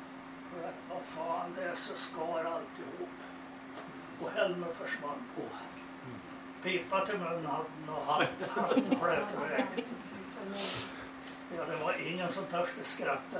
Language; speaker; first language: Swedish; native; Swedish